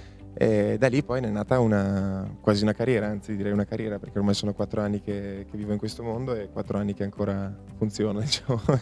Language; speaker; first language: Italian; native; Italian